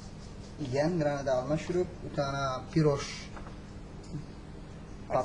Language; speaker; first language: Hungarian; non-native, learner; Turkish